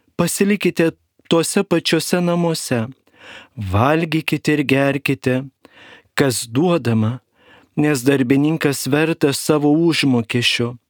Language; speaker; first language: Lithuanian; native; Lithuanian